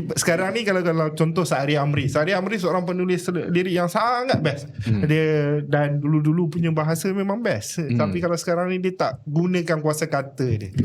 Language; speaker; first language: Malay; non-native, local second language; Tamil